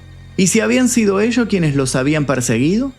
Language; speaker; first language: Spanish; native; Spanish